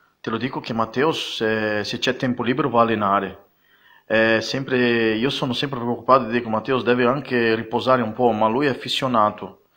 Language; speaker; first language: Italian; non-native, fluent; Portuguese